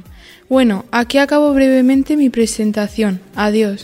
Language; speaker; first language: Spanish; native; Spanish